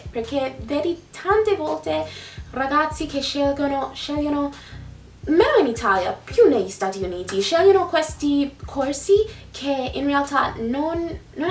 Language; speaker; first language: Italian; non-native, fluent; English